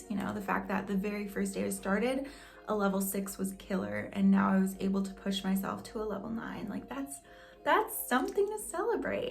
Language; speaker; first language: English; native; English